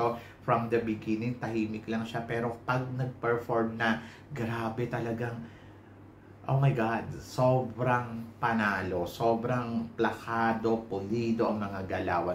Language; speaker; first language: Filipino; native; Filipino